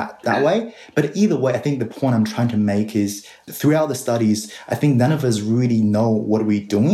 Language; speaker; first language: English; non-native, fluent; Chinese